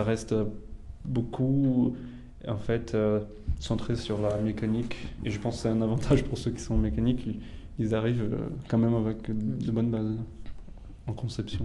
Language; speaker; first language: French; non-native, fluent; Portuguese